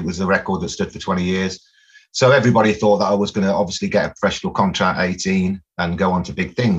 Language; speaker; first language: English; native; English